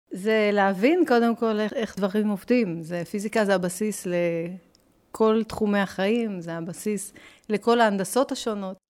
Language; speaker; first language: Hebrew; early bilingual, other home language; French